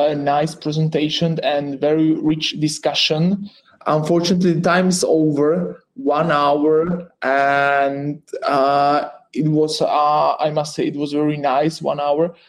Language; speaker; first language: English; non-native, fluent; Czech